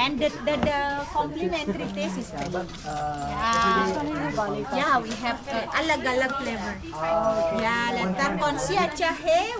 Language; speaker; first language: English; non-native, learner; Balinese